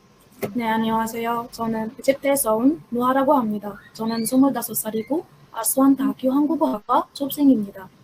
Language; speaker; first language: Korean; non-native, fluent; Arabic